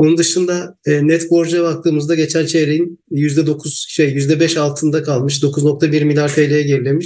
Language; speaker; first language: Turkish; native; Turkish